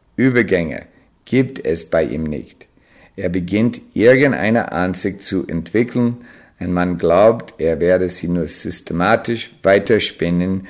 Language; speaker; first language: German; non-native, fluent; English